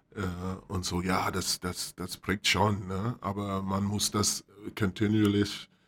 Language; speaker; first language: German; non-native, fluent; English